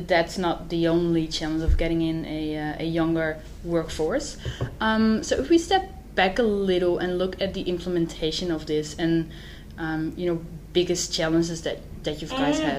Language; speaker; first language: English; non-native, fluent; Dutch